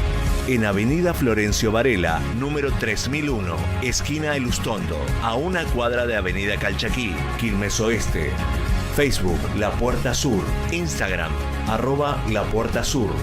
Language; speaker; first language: Spanish; native; Spanish